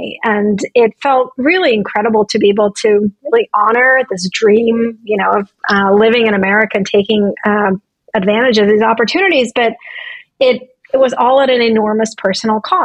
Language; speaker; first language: English; non-native, fluent; Russian